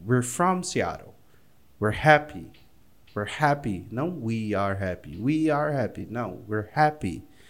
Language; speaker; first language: English; non-native, fluent; Portuguese